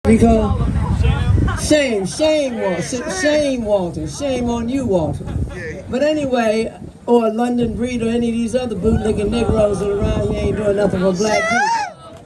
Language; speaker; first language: English; native; English